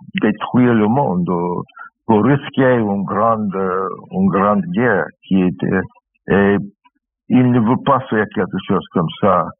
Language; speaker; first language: French; non-native, learner; English